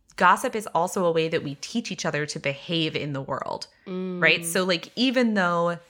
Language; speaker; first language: English; native; English